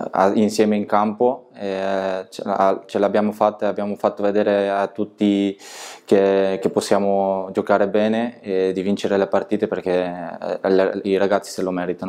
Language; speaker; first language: Italian; non-native, fluent; Bulgarian